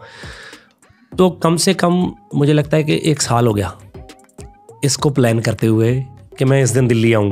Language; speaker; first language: Hindi; non-native, local second language; Punjabi